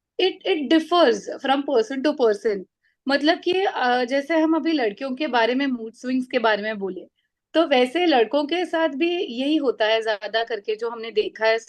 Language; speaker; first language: Hindi; non-native, local second language; Marathi